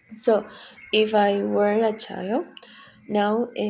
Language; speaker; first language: English; non-native, learner; Spanish